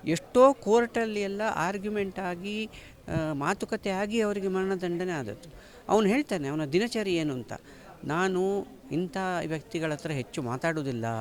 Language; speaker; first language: Kannada; native; Kannada